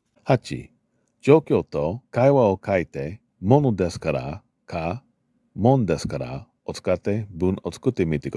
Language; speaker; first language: Japanese; non-native, learner; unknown